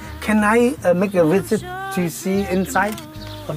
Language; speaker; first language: English; non-native, local second language; Cantonese